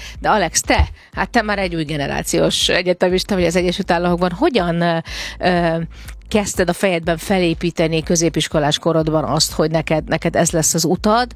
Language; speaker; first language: Hungarian; native; Hungarian